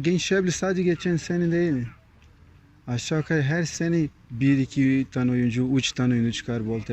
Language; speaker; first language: Turkish; non-native, learner; Portuguese